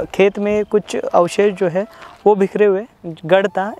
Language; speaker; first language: Hindi; non-native, local second language; Marathi